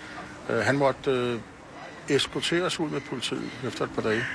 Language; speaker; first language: Danish; native; Danish